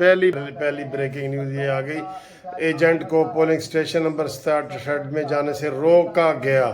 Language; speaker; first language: Urdu; native; Urdu